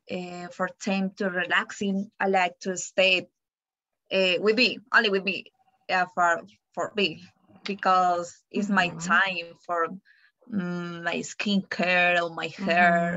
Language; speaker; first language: English; non-native, learner; Spanish